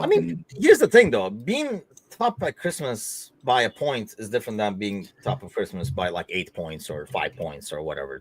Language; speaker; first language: English; native; English